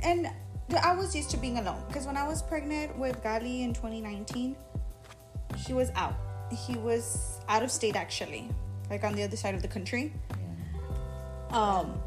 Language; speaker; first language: English; early bilingual, other home language; Spanish